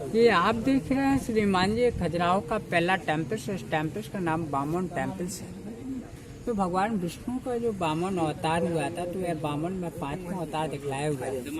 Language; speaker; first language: Hindi; native; Hindi